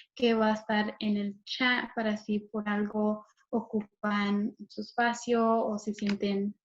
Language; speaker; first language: Spanish; early bilingual, heritage; Spanish